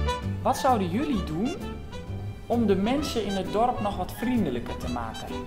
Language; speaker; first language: Dutch; native; Dutch